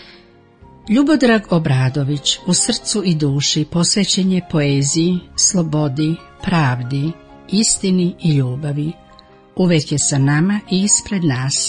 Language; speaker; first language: Serbian; native; Serbian